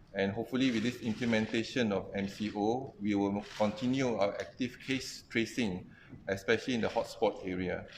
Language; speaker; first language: English; non-native, local second language; Malay